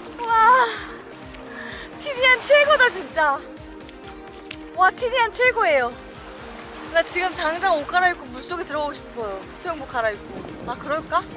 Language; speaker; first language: Korean; native; Korean